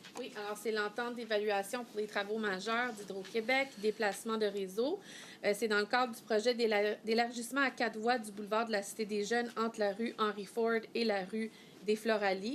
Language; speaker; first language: French; native; French